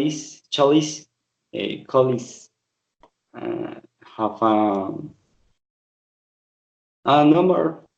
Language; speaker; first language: English; non-native, learner; Spanish